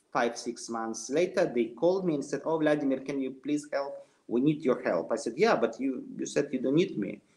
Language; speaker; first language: English; non-native, fluent; Russian